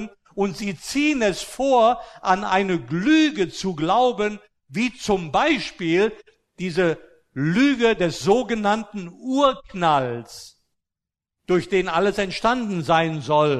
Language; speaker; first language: German; native; German